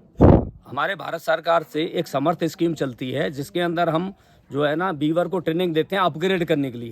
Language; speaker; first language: Hindi; native; Hindi